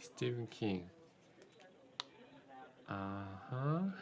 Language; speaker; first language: English; non-native, learner; Korean